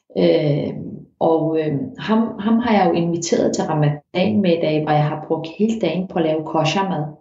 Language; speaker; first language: Danish; early bilingual, heritage; Danish